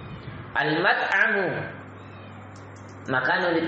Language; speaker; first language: Arabic; non-native, fluent; Indonesian